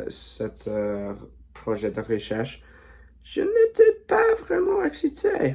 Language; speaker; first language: French; non-native, learner; English